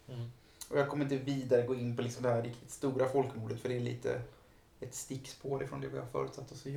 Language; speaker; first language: Swedish; native; Swedish